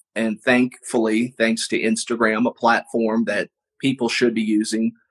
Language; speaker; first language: English; native; English